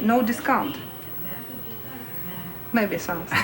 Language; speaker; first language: English; non-native, learner; Russian